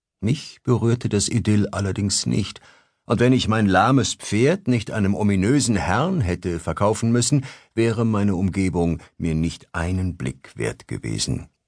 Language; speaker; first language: German; native; German